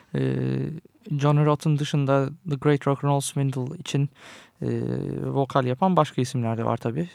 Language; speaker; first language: Turkish; native; Turkish